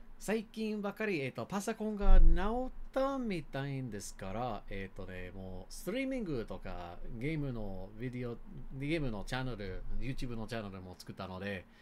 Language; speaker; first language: Japanese; non-native, learner; English